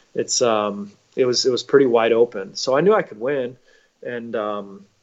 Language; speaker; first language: English; native; English